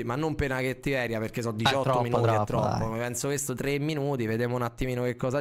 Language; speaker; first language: Italian; native; Italian